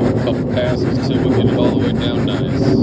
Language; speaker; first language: English; native; English